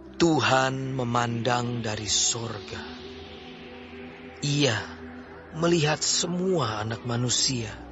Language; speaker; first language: Indonesian; native; Indonesian